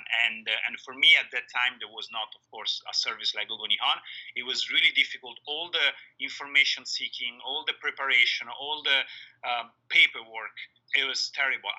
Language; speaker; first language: English; non-native, fluent; Italian